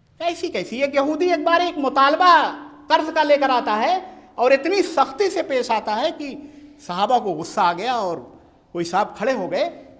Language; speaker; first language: Urdu; native; Urdu